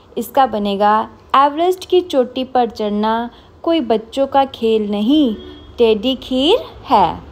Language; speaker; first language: Hindi; non-native, local second language; Punjabi